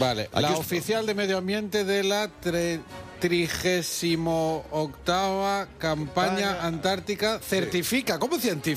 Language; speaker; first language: Spanish; native; Spanish